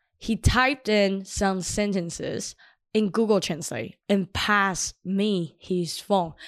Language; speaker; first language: English; non-native, fluent; Chinese